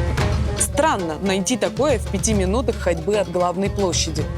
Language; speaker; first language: Russian; native; Russian